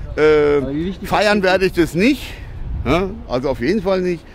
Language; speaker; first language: German; non-native, fluent; Latvian